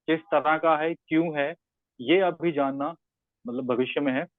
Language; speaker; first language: Hindi; non-native, local second language; Punjabi